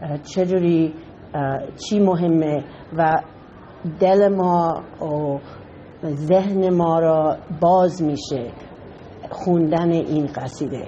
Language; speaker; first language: Persian; non-native, fluent; English